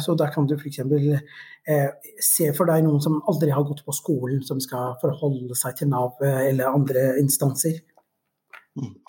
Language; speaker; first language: Norwegian; non-native, fluent; Somali